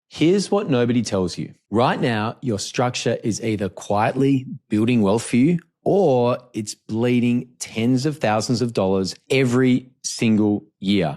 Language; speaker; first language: English; native; English